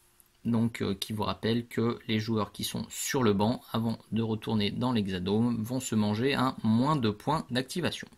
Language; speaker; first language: French; native; French